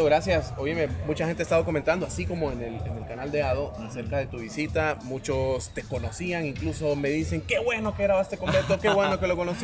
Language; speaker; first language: Spanish; native; Spanish